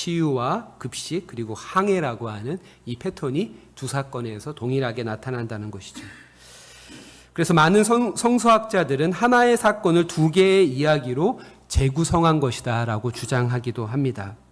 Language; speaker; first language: Korean; native; Korean